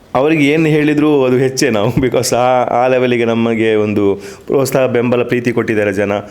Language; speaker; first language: Kannada; non-native, local second language; Tulu